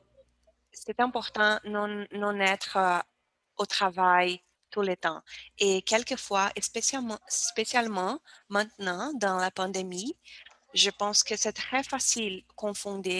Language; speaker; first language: French; non-native, learner; Portuguese